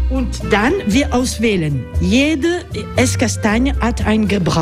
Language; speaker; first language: German; non-native, learner; French